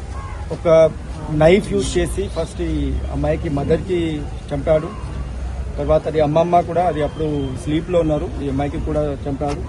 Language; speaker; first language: Telugu; non-native, learner; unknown